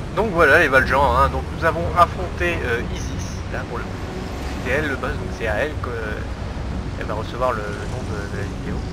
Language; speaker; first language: French; native; French